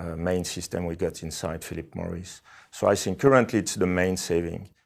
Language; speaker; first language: English; non-native, fluent; French